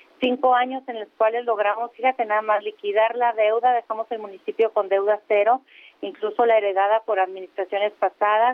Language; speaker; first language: Spanish; native; Spanish